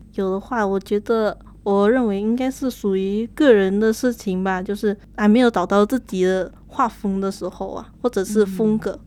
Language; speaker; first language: Chinese; native; Chinese